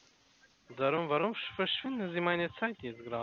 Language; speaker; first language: German; non-native, learner; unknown